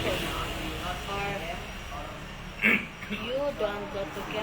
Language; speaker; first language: English; non-native, learner; Indonesian